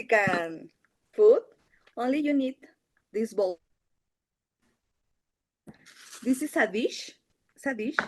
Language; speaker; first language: English; non-native, learner; Spanish